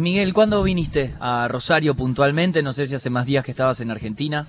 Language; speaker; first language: Spanish; native; Spanish